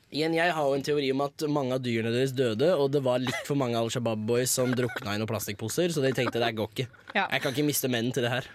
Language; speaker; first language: Norwegian; native; Norwegian